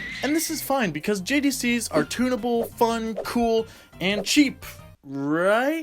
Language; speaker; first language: English; native; English